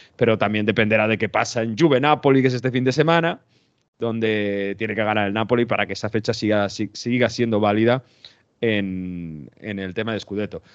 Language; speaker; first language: Spanish; native; Spanish